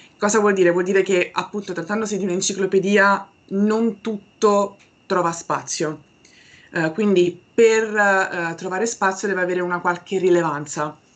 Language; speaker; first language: Italian; native; Italian